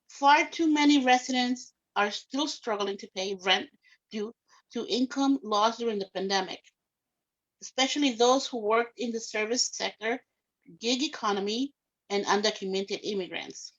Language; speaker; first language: English; early bilingual, other home language; Spanish